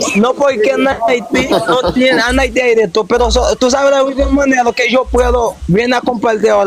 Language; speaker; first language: Spanish; non-native, learner; Haitian Creole